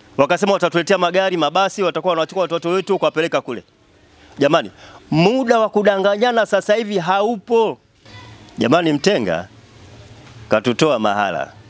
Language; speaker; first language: Swahili; native; Swahili